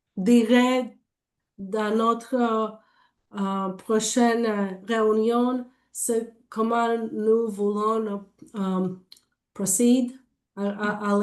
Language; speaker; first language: French; non-native, learner; English